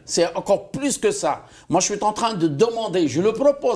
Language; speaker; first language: French; non-native, local second language; Arabic